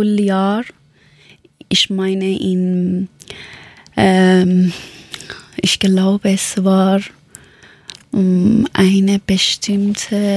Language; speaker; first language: German; non-native, learner; Persian